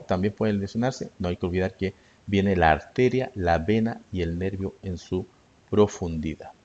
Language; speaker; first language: Spanish; native; Spanish